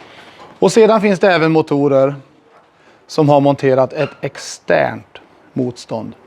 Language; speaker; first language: Swedish; native; Swedish